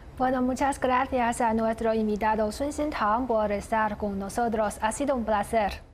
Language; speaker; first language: Spanish; non-native, fluent; Chinese